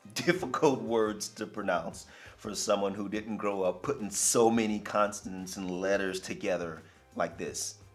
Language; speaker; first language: English; native; English